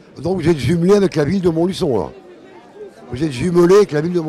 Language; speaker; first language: French; native; French